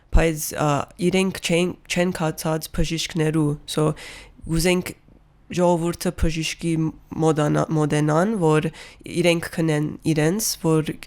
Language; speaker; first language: Armenian; early bilingual, heritage; Armenian